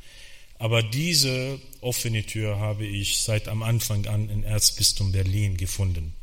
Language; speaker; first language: German; non-native, fluent; Arabic